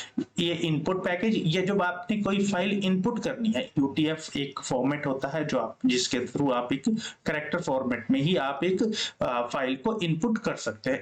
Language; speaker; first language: Hindi; native; Hindi